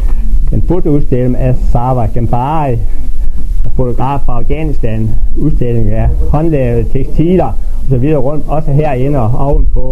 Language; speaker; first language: Danish; native; Danish